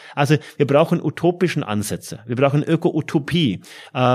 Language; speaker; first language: German; non-native, fluent; Norwegian